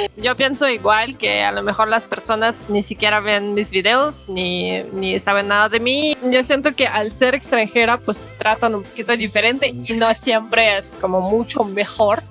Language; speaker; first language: Spanish; non-native, fluent; Russian